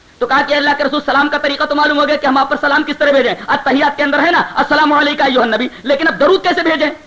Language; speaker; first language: Urdu; native; Urdu